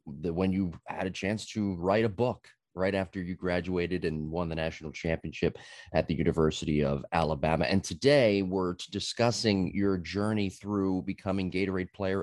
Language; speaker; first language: English; native; English